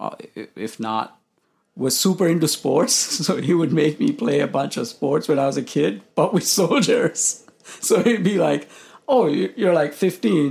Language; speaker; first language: English; non-native, local second language; Sinhala